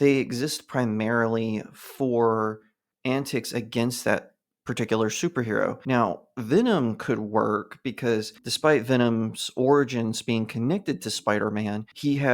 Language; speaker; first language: English; native; English